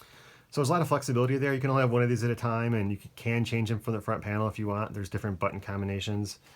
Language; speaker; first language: English; native; English